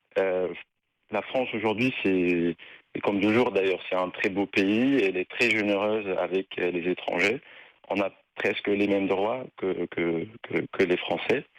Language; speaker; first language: French; non-native, local second language; Arabic